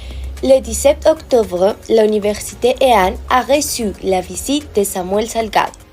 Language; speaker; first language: French; non-native, learner; Spanish